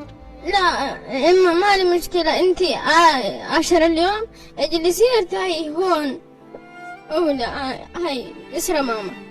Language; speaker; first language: Arabic; non-native, learner; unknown